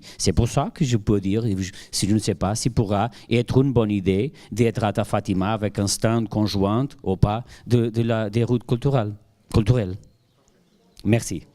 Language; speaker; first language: French; non-native, fluent; Portuguese